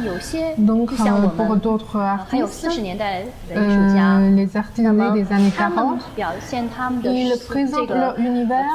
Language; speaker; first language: French; non-native, learner; Chinese